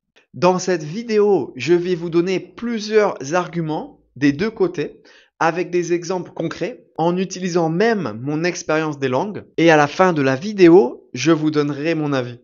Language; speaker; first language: French; native; French